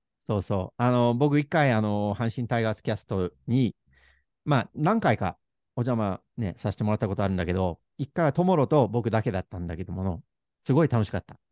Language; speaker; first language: Japanese; non-native, fluent; English